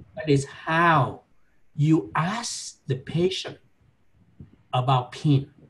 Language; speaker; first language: English; non-native, fluent; Vietnamese